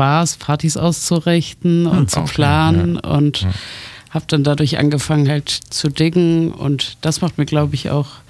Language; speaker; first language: German; native; German